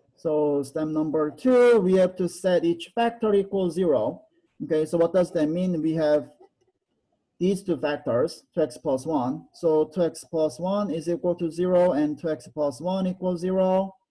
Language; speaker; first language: English; non-native, fluent; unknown